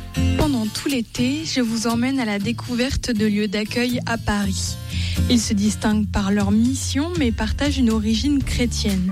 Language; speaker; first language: French; native; French